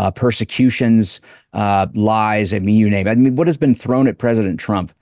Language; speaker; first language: English; native; English